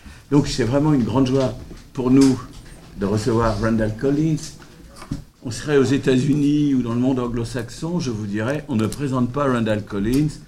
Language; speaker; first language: French; native; French